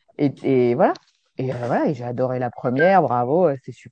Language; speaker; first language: French; native; French